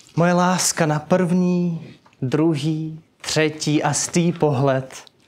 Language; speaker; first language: Czech; non-native, fluent; Russian